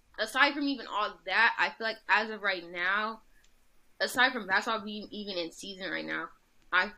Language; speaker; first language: English; native; English